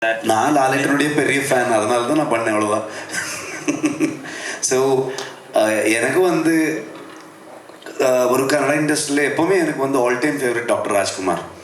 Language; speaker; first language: Tamil; non-native, local second language; Kannada